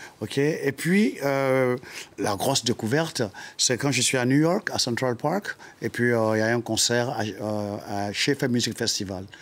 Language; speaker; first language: French; non-native, local second language; Dyula